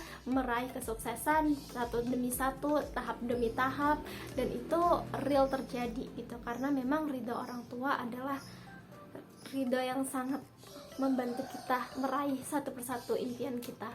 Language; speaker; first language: Indonesian; native; Indonesian